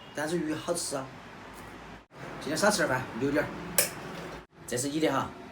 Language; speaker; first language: Chinese; native; Chinese